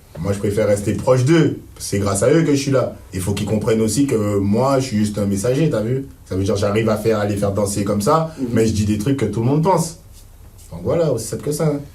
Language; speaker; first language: French; native; French